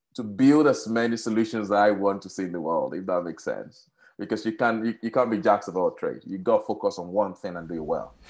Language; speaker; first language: English; non-native, local second language; Yoruba